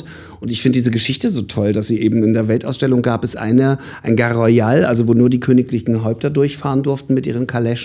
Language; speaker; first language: German; native; German